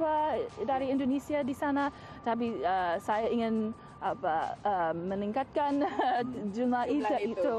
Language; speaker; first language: Indonesian; non-native, fluent; English